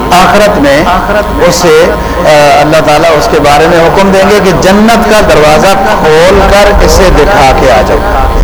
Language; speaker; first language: Urdu; native; Urdu